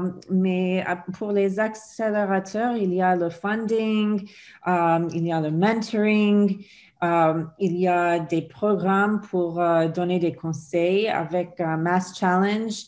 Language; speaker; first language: French; non-native, fluent; English